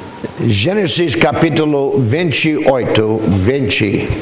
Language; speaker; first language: Portuguese; non-native, fluent; English